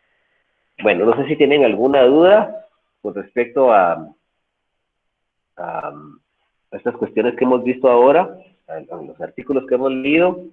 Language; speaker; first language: Spanish; native; Spanish